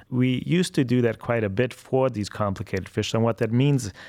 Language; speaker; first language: English; non-native, fluent; German